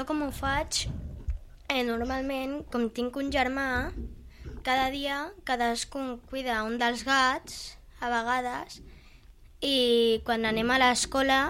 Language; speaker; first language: Catalan; non-native, local second language; Spanish